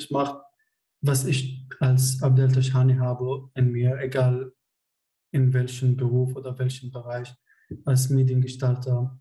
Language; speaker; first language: German; non-native, fluent; Arabic